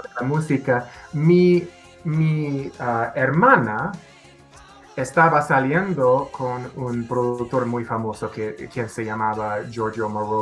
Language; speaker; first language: Spanish; non-native, fluent; English